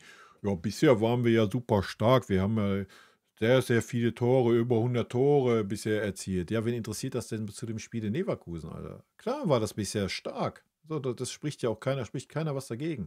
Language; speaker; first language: German; native; German